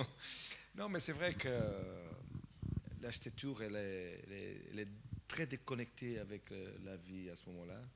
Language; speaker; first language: French; non-native, fluent; Portuguese